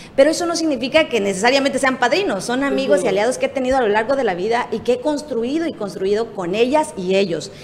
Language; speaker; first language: Spanish; native; Spanish